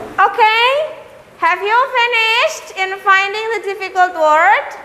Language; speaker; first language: English; non-native, learner; Indonesian